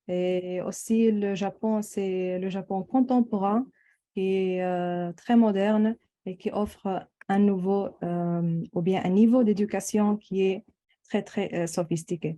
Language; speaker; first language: French; non-native, local second language; Arabic